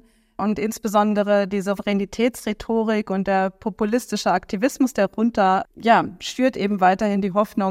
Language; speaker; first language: German; native; German